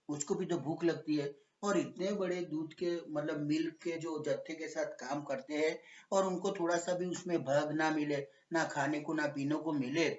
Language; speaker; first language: Hindi; non-native, local second language; Gujarati